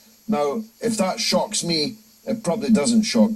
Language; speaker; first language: English; native; English